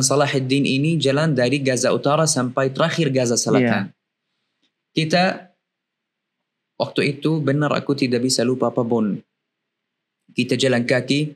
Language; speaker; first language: Indonesian; non-native, learner; Arabic